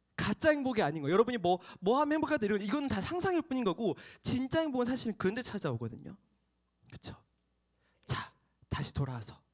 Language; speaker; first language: Korean; native; Korean